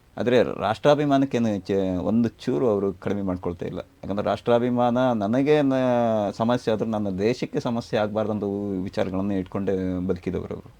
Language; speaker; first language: Kannada; native; Kannada